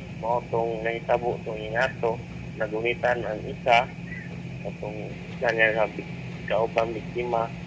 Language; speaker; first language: Cebuano; native; Cebuano